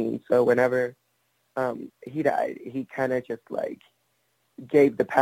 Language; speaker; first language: English; non-native, fluent; Spanish